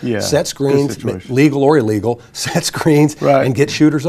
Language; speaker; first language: English; native; English